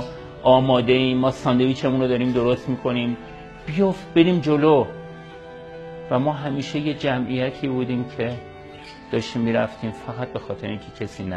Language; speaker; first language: Persian; native; Persian